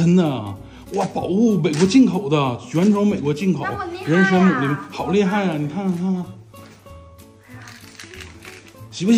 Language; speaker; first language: Chinese; native; Chinese